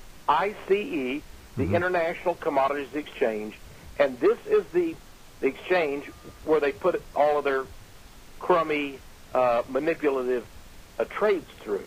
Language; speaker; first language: English; native; English